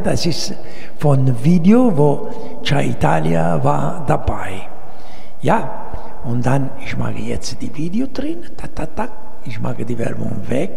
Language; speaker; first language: German; non-native, fluent; Italian